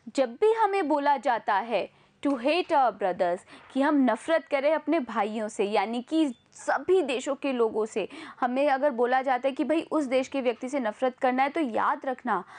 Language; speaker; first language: Hindi; native; Hindi